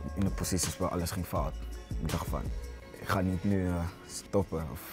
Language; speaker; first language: Dutch; early bilingual, other home language; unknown